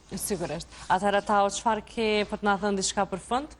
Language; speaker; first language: Albanian; native; Albanian